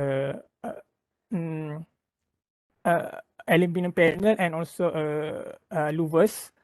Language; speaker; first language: English; non-native, local second language; Malay